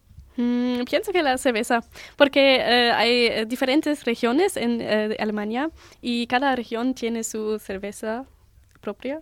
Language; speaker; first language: Spanish; non-native, learner; German